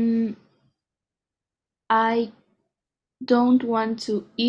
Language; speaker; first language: English; non-native, learner; Spanish